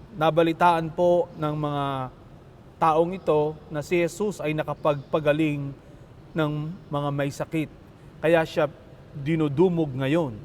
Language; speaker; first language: Filipino; native; Filipino